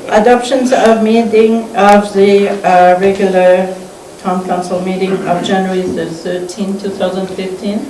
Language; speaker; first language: English; non-native, fluent; French